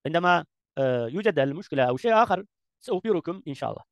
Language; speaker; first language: Arabic; non-native, learner; Turkish